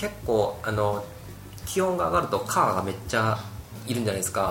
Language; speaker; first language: Japanese; non-native, fluent; Korean